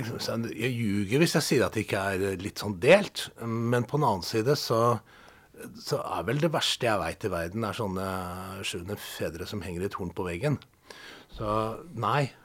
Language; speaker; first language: Norwegian; native; Norwegian